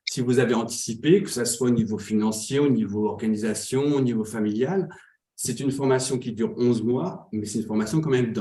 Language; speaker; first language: French; native; French